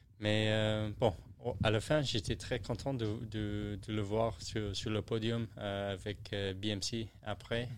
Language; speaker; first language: French; non-native, learner; English